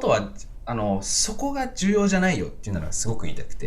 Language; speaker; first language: Japanese; native; Japanese